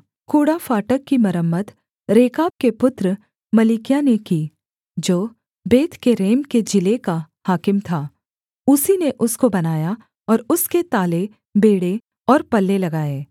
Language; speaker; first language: Hindi; native; Hindi